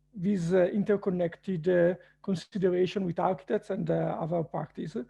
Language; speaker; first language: English; non-native, fluent; Italian